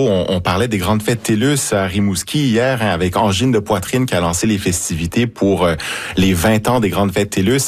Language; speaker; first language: French; native; French